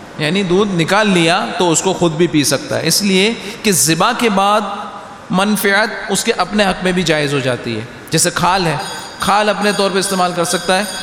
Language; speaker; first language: Urdu; native; Urdu